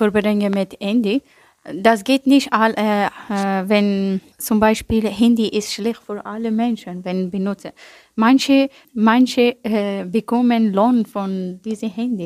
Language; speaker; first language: German; non-native, learner; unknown